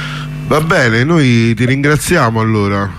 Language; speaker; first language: Italian; native; Italian